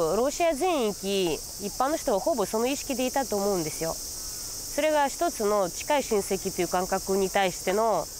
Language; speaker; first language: Japanese; non-native, fluent; Russian